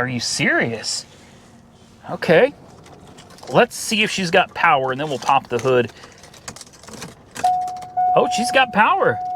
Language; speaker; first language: English; native; English